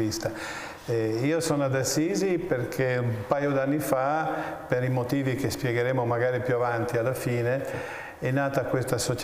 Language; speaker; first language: Italian; native; Italian